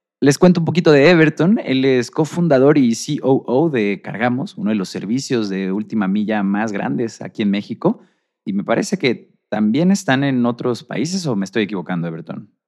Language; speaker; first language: Spanish; native; Spanish